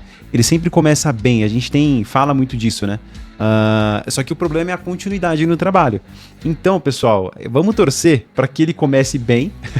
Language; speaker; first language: Portuguese; native; Portuguese